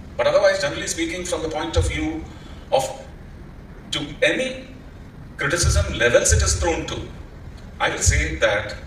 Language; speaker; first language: English; non-native, local second language; Malayalam